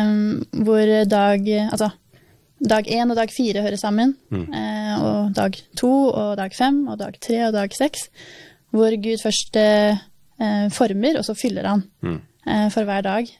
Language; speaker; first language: Norwegian; native; Norwegian